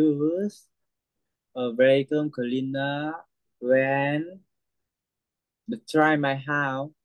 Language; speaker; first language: English; non-native, learner; Vietnamese